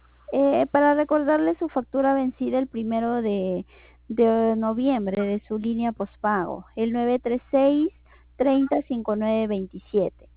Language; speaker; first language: Spanish; native; Spanish